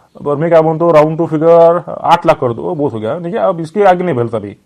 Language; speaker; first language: Hindi; non-native, local second language; Marathi